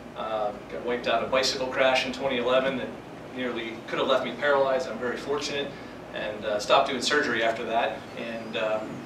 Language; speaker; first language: English; native; English